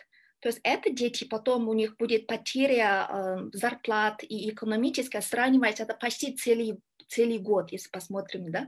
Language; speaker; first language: Russian; non-native, learner; Kyrgyz